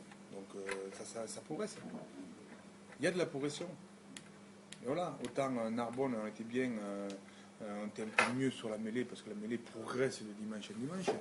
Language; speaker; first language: French; native; French